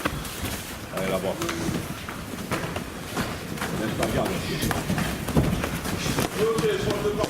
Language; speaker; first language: French; native; French